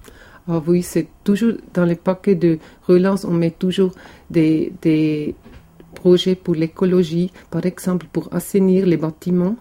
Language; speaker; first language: French; non-native, local second language; German